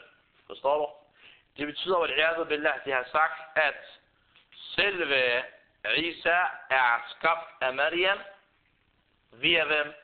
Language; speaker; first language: Danish; non-native, fluent; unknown